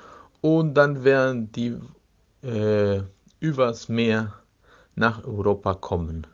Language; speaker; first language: German; non-native, fluent; Spanish